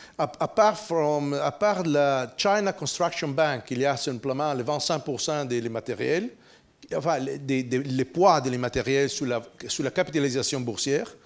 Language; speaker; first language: French; non-native, fluent; Italian